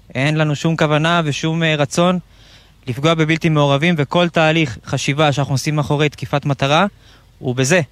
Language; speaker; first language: Hebrew; native; Hebrew